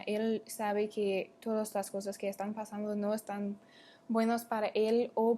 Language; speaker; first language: Spanish; non-native, learner; English